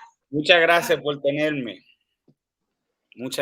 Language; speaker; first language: Spanish; early bilingual, heritage; Spanish